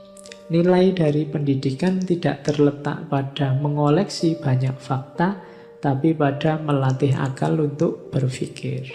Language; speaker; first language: Indonesian; native; Indonesian